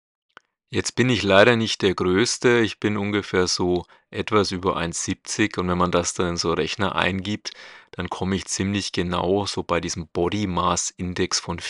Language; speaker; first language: German; native; German